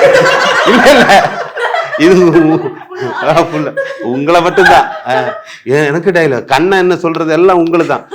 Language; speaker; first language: Tamil; non-native, learner; Malayalam